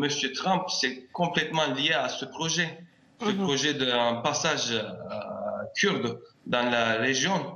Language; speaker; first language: French; non-native, fluent; Turkish